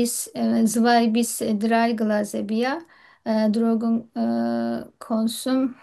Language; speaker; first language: German; non-native, learner; Turkish